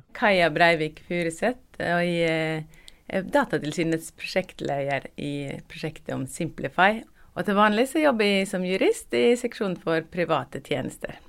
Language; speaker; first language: Norwegian; native; Norwegian